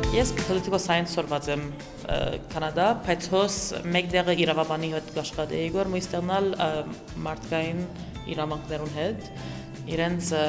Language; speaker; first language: Armenian; early bilingual, heritage; Armenian